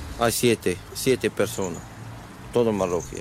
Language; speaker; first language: Spanish; non-native, learner; Arabic